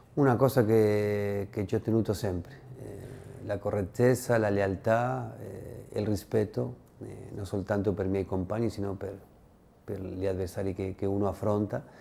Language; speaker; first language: Italian; non-native, fluent; Spanish